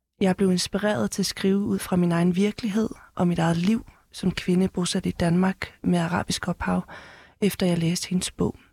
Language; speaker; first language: Danish; early bilingual, heritage; Danish